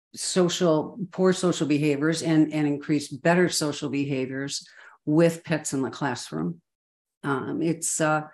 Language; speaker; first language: English; native; English